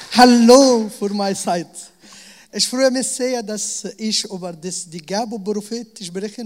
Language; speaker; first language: German; non-native, learner; Arabic